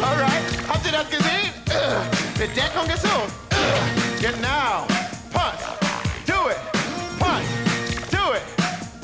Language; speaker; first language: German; non-native, fluent; English